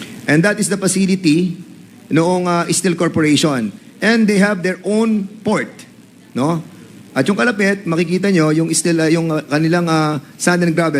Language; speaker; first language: English; non-native, local second language; Filipino